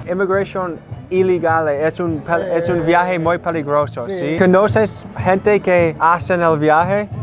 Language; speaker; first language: Spanish; non-native, learner; English